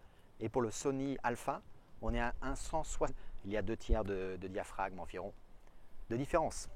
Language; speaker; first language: French; native; French